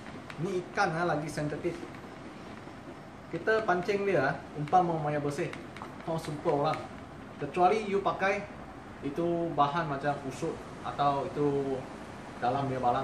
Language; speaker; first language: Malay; non-native, local second language; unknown